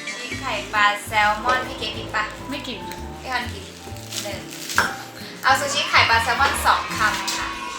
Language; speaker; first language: Thai; native; Thai